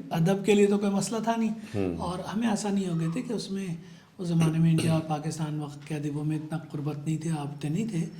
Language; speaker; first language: Urdu; native; Urdu